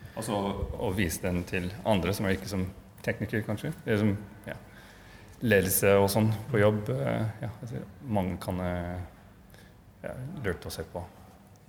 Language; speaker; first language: Norwegian; non-native, fluent; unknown